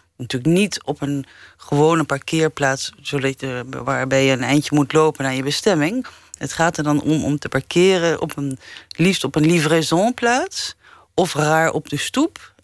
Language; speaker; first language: Dutch; early bilingual, other home language; English